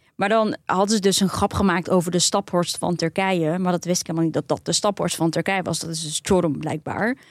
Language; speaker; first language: Dutch; early bilingual, other home language; Turkish